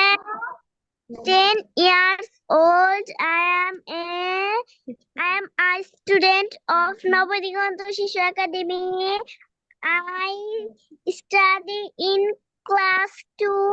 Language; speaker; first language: English; non-native, learner; Bangla